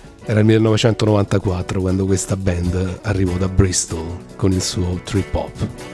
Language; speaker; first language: Italian; native; Italian